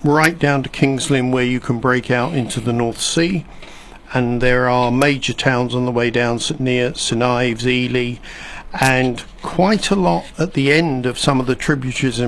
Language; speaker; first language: English; native; English